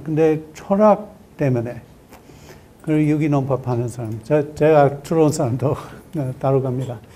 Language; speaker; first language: Korean; non-native, learner; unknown